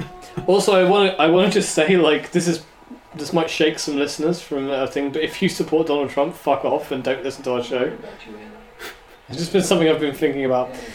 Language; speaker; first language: English; native; English